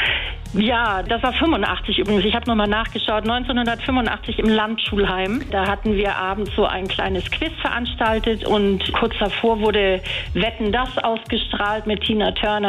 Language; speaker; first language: German; native; German